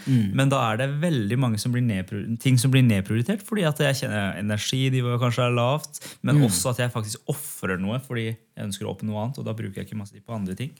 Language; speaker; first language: Norwegian; early bilingual, other home language; Persian